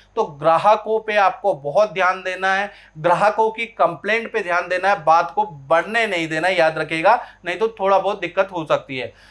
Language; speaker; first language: Hindi; native; Hindi